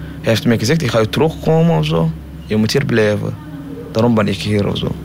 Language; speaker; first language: Dutch; non-native, learner; Somali